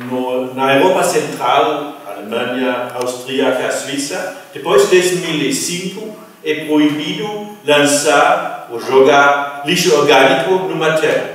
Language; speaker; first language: Portuguese; non-native, fluent; German